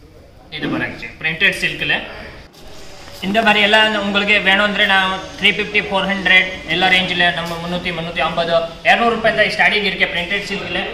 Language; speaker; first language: Tamil; non-native, learner; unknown